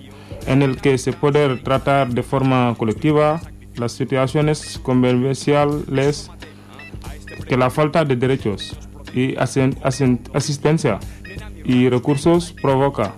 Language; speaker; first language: Spanish; non-native, learner; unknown